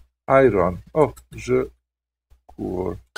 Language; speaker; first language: French; non-native, learner; English